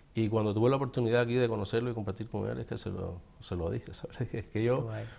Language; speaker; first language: Spanish; native; Spanish